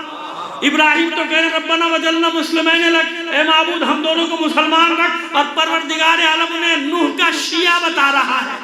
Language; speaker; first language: Urdu; native; Urdu